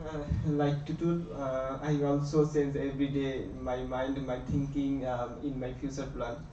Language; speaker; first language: English; non-native, learner; Bangla